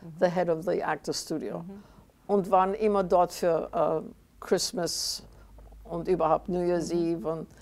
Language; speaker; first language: German; native; German